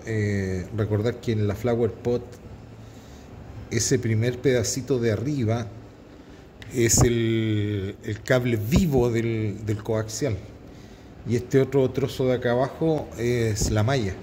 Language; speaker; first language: Spanish; native; Spanish